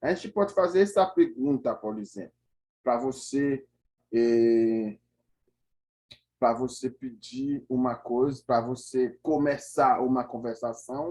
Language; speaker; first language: Portuguese; non-native, fluent; Haitian Creole